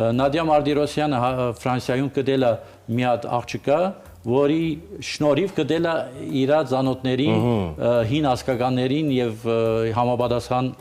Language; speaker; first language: Armenian; early bilingual, heritage; Armenian